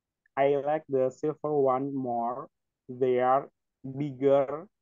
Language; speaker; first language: English; non-native, learner; Indonesian